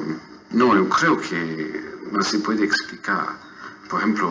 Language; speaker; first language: Spanish; non-native, fluent; English